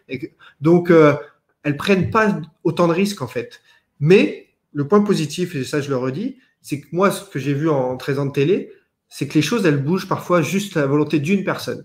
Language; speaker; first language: French; native; French